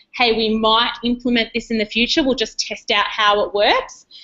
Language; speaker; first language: English; native; English